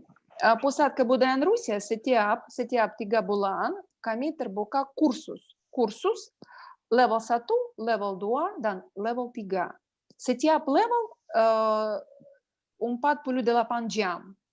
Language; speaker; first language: Indonesian; non-native, learner; Russian